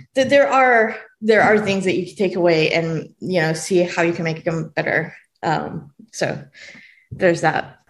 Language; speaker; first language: English; non-native, fluent; Hebrew